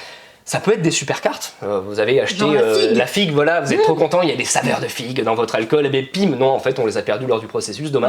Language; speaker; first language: French; native; French